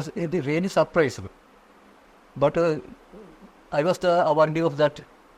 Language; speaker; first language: English; non-native, local second language; Konkani